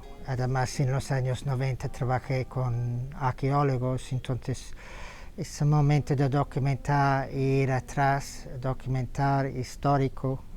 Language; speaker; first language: Spanish; non-native, fluent; English